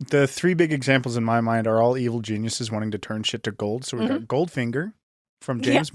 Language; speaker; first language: English; native; English